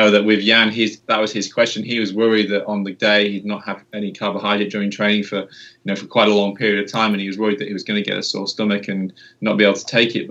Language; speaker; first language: English; native; English